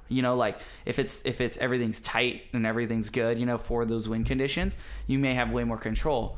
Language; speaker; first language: English; native; English